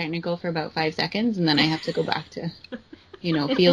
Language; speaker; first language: English; native; English